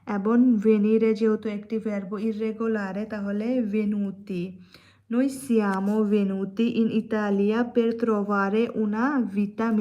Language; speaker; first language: Bangla; native; Bangla